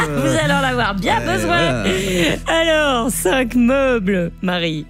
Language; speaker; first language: French; native; French